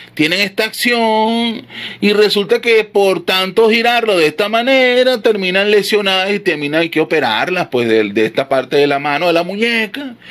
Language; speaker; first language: Spanish; native; Spanish